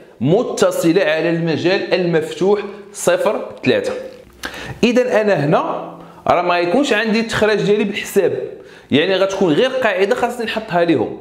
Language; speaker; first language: Arabic; native; Arabic